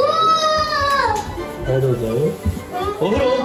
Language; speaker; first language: Japanese; native; Japanese